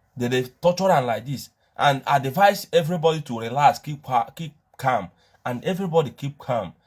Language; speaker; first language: Nigerian Pidgin; non-native, local second language; Igbo